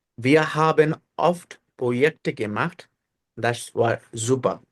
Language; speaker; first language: German; non-native, fluent; Bangla